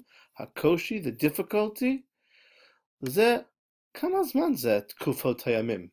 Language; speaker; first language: Hebrew; non-native, fluent; English